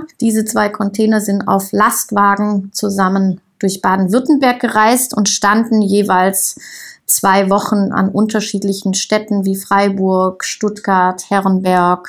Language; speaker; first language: German; native; German